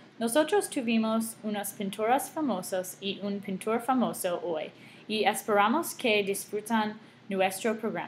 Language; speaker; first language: Spanish; non-native, learner; English